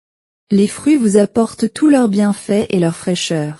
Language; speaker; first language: French; non-native, learner; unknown